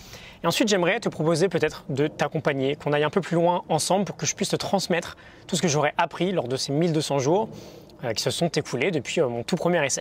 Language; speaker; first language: French; native; French